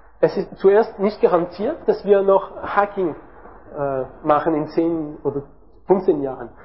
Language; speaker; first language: German; non-native, learner; French